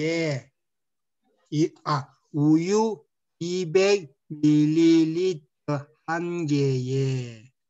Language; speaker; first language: Korean; non-native, fluent; Spanish